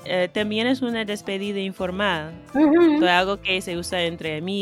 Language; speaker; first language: Spanish; non-native, fluent; English